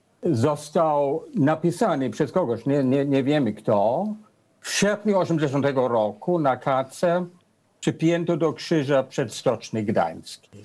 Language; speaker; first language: Polish; non-native, fluent; English